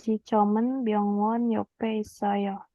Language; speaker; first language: Korean; non-native, learner; Indonesian